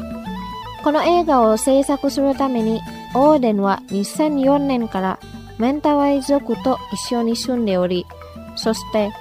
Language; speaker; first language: Japanese; non-native, fluent; Indonesian